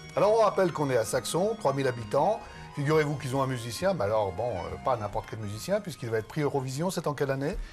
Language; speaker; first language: French; native; French